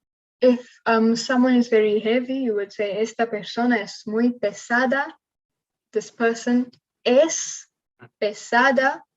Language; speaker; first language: Spanish; non-native, learner; English